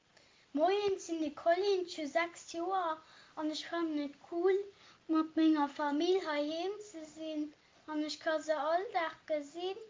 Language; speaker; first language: German; non-native, local second language; Luxembourgish